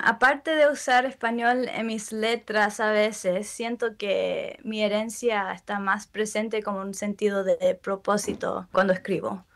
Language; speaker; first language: Spanish; early bilingual, heritage; Spanish